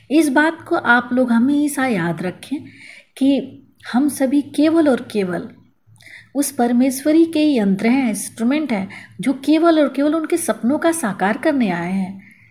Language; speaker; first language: Hindi; native; Hindi